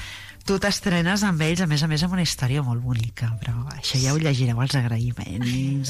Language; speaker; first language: Catalan; native; Catalan